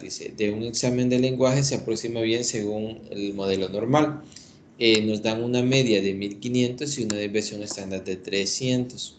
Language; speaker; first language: Spanish; native; Spanish